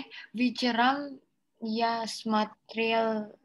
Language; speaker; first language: Russian; non-native, learner; Indonesian